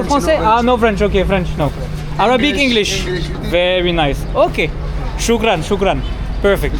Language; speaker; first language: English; non-native, learner; French